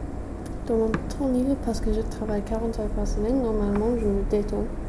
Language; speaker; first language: French; non-native, fluent; English